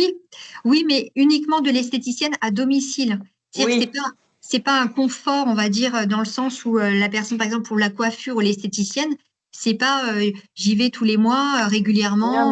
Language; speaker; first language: French; native; French